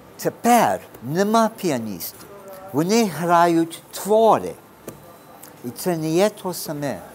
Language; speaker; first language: Ukrainian; early bilingual, heritage; Ukrainian